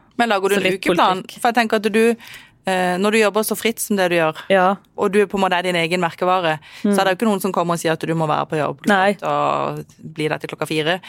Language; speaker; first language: Norwegian; native; Norwegian